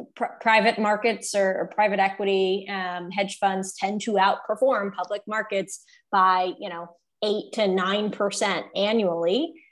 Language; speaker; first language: English; native; English